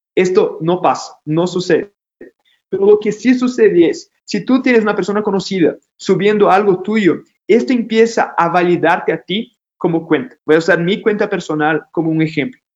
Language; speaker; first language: Spanish; non-native, fluent; Portuguese